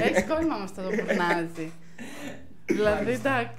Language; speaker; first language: Greek; native; Greek